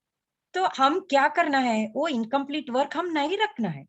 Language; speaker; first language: Hindi; non-native, local second language; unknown